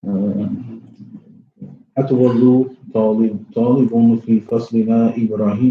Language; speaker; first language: Arabic; non-native, learner; English